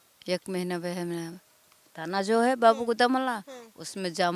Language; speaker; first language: Hindi; non-native, local second language; Bangla